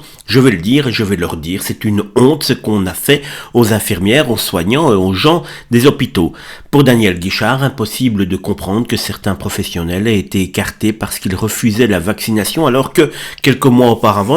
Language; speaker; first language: French; native; French